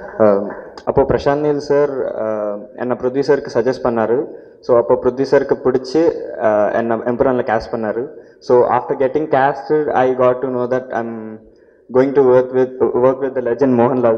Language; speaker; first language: Tamil; non-native, learner; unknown